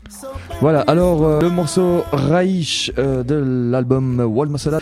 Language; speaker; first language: French; native; French